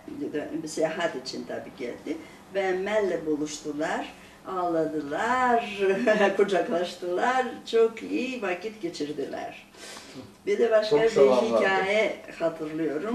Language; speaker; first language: Turkish; non-native, local second language; Greek